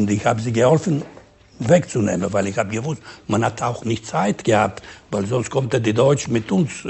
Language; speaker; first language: German; non-native, fluent; Ladino